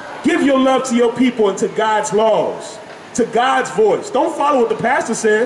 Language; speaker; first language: English; native; English